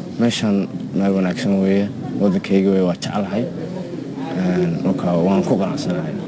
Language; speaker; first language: Somali; early bilingual, heritage; Somali